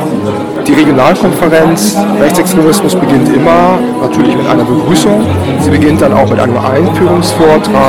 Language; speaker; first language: German; native; German